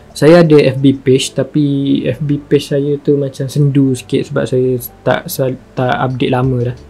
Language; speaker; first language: Malay; native; Malay